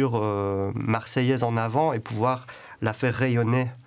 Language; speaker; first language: French; native; French